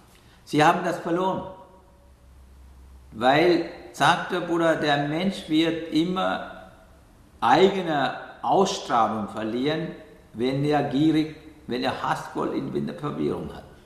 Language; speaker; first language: German; non-native, learner; Sinhala